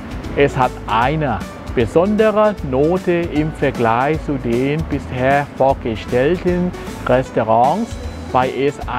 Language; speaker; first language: German; non-native, fluent; Thai